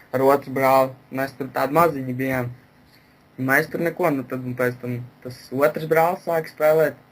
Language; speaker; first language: Latvian; native; Latvian